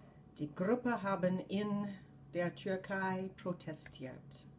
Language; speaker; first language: German; non-native, fluent; English